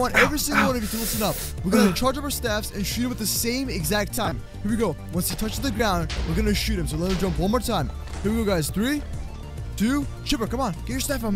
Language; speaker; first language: English; native; English